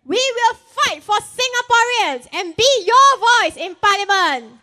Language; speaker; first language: English; non-native, local second language; Chinese